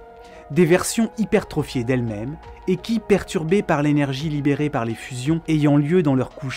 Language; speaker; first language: French; native; French